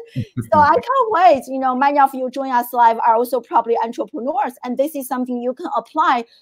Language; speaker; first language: English; non-native, fluent; Chinese